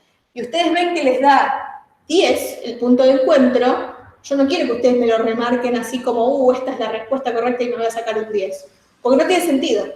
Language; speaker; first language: Spanish; native; Spanish